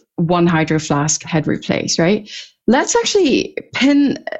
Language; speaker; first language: English; non-native, local second language; Cantonese